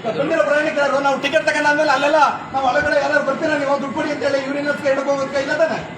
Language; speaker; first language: Kannada; native; Kannada